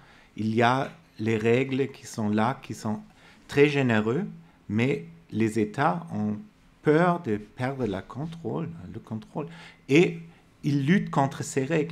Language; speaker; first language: French; non-native, fluent; German